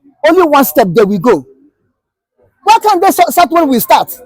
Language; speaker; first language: English; non-native, local second language; Igbo